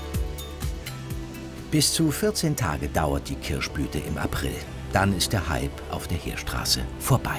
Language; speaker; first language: German; native; German